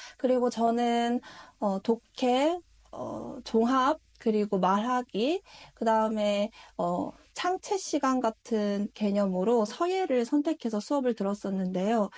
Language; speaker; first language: Korean; native; Korean